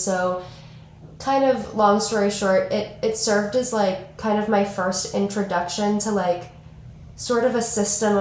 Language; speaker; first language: English; native; English